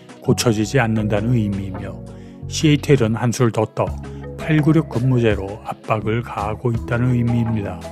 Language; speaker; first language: Korean; native; Korean